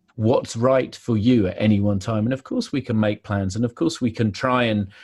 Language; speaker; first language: English; native; English